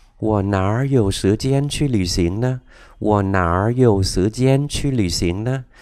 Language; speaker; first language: Chinese; non-native, fluent; Vietnamese